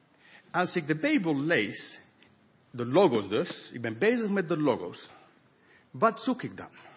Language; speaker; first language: Dutch; non-native, fluent; English